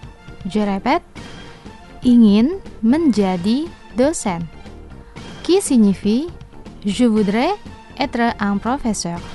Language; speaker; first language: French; non-native, fluent; Indonesian